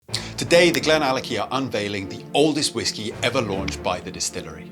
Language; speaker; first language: English; native; English